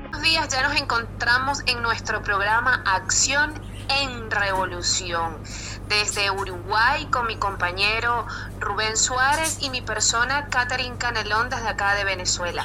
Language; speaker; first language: Spanish; native; Spanish